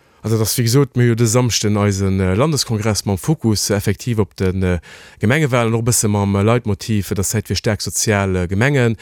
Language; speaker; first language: Luxembourgish; native; Luxembourgish